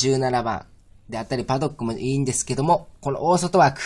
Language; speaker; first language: Japanese; native; Japanese